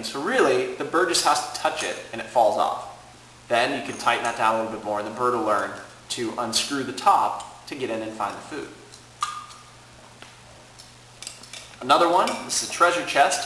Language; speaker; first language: English; native; English